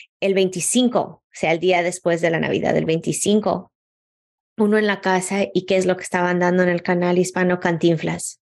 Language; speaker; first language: Spanish; early bilingual, heritage; Spanish